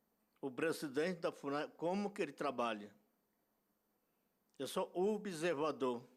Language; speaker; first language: Portuguese; non-native, local second language; Yanomámi